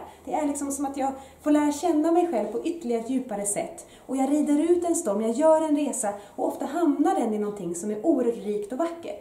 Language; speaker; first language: Swedish; early bilingual, other home language; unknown